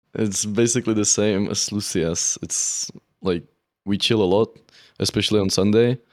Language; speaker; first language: English; non-native, fluent; Czech